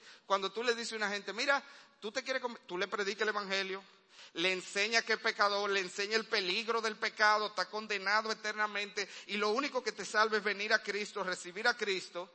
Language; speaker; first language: Spanish; native; Spanish